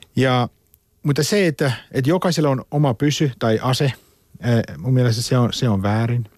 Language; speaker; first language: Finnish; non-native, fluent; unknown